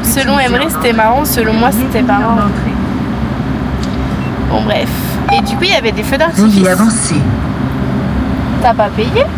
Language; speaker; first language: French; native; French